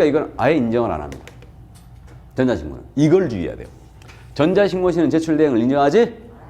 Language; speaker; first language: Korean; native; Korean